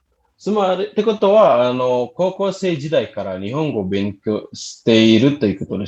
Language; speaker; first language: Japanese; non-native, fluent; Indonesian